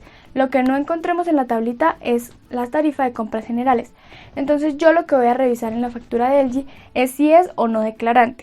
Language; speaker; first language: Spanish; native; Spanish